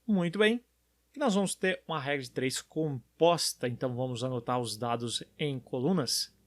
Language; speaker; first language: Portuguese; native; Portuguese